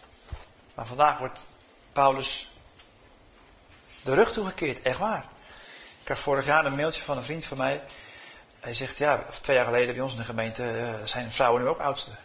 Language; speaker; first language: Dutch; native; Dutch